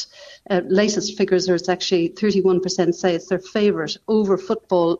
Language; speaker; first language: English; native; English